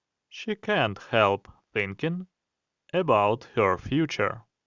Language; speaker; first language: English; non-native, fluent; Ukrainian